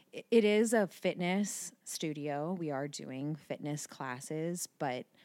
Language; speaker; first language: English; native; English